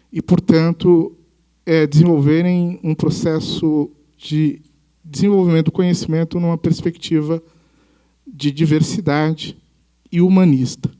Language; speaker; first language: Portuguese; native; Portuguese